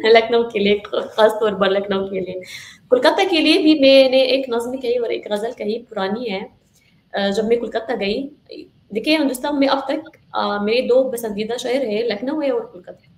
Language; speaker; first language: Hindi; non-native, fluent; Arabic